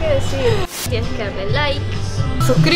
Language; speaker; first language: Spanish; native; Spanish